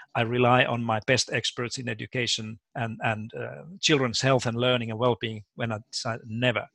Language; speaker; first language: English; non-native, fluent; Finnish